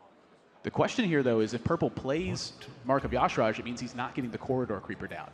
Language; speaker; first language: English; native; English